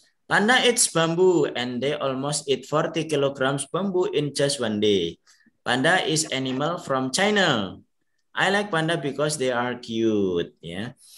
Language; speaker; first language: English; non-native, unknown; Indonesian